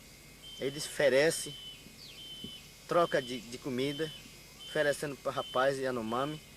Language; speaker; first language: Portuguese; non-native, local second language; Yanomámi